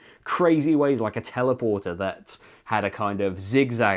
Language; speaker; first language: English; native; English